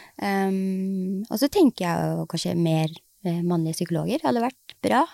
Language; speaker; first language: Norwegian; early bilingual, other home language; Somali